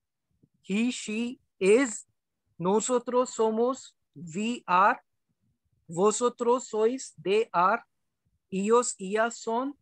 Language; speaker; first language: Spanish; non-native, learner; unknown